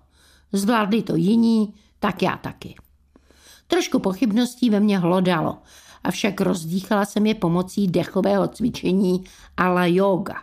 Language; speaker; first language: Czech; native; Czech